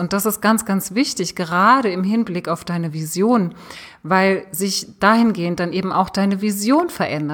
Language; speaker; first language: German; native; German